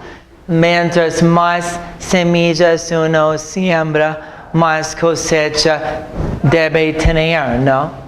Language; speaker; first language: Spanish; non-native, fluent; English